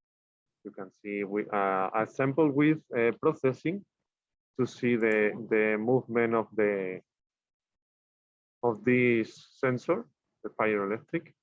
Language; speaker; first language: English; non-native, learner; Spanish